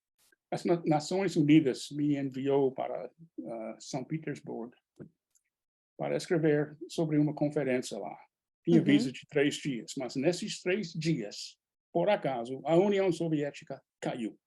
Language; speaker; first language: Portuguese; non-native, fluent; English